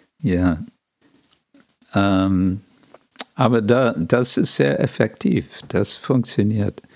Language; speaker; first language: German; non-native, fluent; English